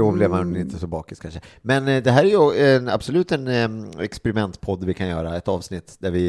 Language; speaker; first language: Swedish; native; Swedish